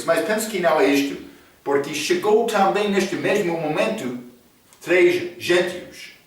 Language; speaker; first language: Portuguese; non-native, fluent; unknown